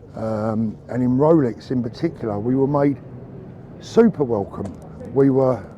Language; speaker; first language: English; native; English